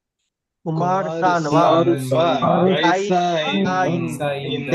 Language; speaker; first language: Japanese; non-native, learner; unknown